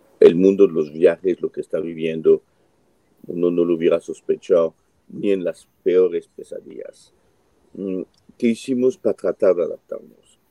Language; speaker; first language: Spanish; non-native, fluent; French